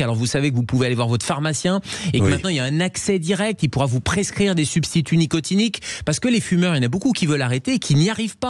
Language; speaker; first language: French; native; French